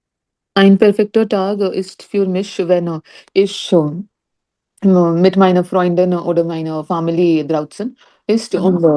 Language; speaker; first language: German; non-native, learner; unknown